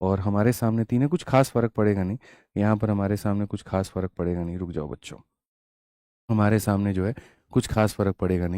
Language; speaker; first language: Hindi; native; Hindi